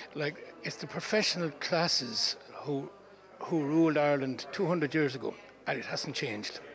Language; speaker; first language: English; native; English